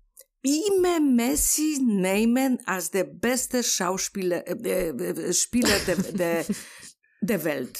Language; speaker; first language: German; non-native, learner; Polish